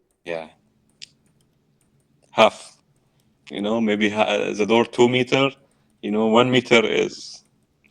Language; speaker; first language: English; non-native, learner; Arabic